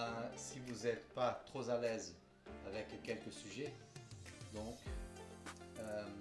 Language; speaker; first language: French; non-native, fluent; Portuguese